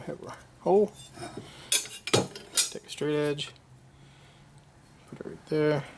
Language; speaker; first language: English; native; English